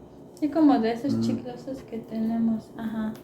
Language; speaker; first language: Spanish; non-native, fluent; Armenian